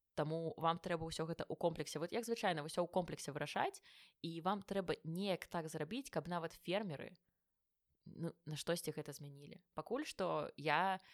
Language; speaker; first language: Belarusian; non-native, local second language; Russian